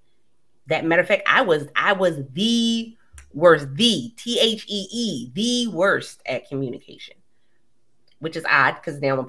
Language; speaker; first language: English; native; English